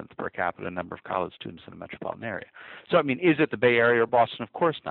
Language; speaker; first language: English; native; English